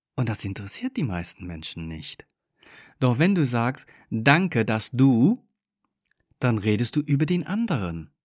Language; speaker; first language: German; non-native, fluent; English